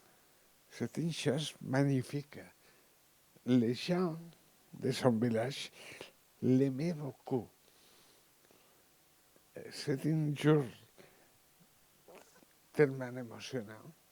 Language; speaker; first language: French; non-native, learner; Catalan